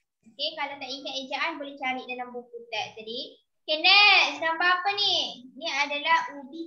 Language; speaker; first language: Malay; native; Malay